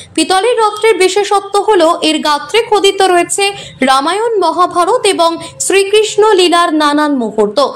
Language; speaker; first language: Bangla; native; Bangla